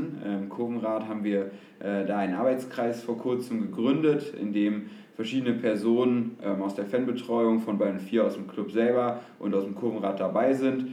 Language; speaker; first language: German; native; German